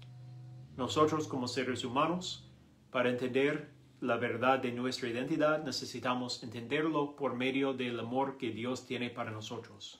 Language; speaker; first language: Spanish; non-native, learner; English